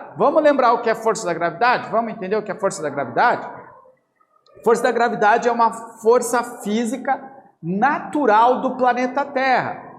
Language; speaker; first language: Portuguese; native; Portuguese